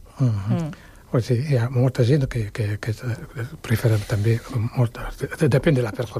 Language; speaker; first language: Catalan; non-native, fluent; Wolof